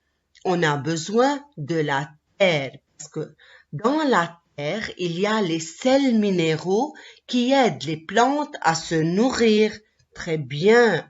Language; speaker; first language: French; non-native, local second language; Arabic